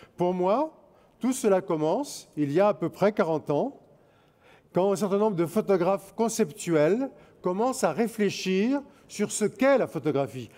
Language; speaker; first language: French; native; French